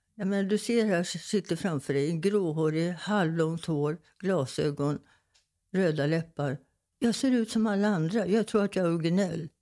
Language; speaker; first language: Swedish; native; Swedish